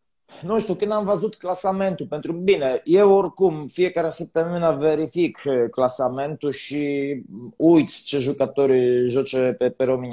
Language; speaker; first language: Romanian; non-native, learner; Polish